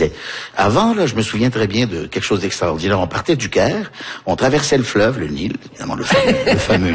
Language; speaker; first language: French; early bilingual, other home language; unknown